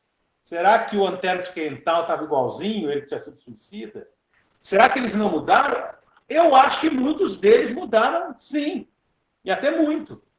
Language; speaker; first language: Portuguese; native; Portuguese